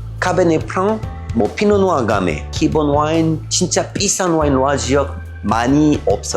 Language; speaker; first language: Korean; non-native, learner; French